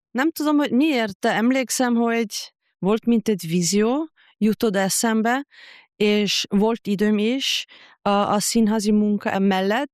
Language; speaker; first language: Hungarian; non-native, learner; German